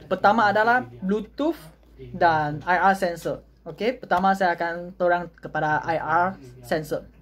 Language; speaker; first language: Malay; non-native, local second language; Chinese